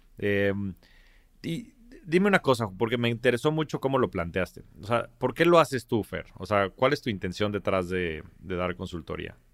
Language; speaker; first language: Spanish; native; Spanish